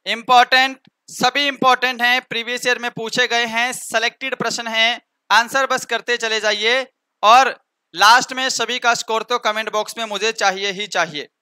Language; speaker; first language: Hindi; native; Hindi